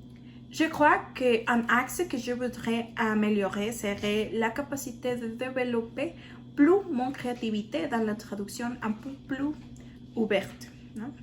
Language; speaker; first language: French; non-native, learner; Spanish